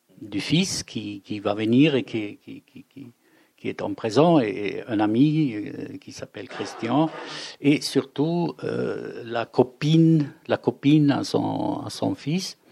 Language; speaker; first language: French; non-native, fluent; German